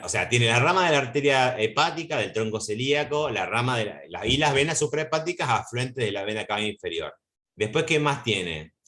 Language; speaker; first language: Spanish; native; Spanish